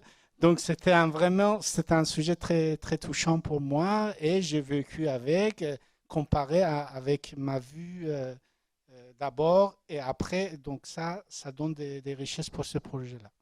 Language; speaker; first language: French; non-native, learner; Persian